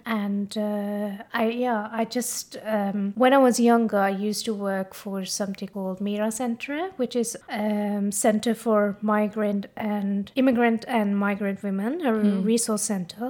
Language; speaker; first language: English; non-native, fluent; Norwegian